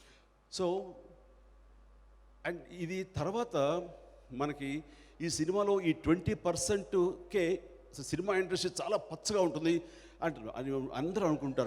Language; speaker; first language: Telugu; native; Telugu